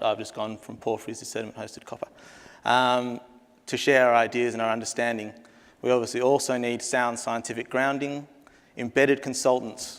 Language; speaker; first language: English; native; English